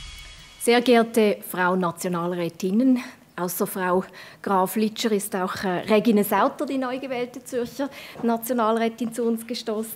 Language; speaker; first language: German; native; German